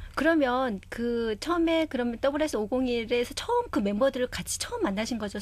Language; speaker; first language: Korean; native; Korean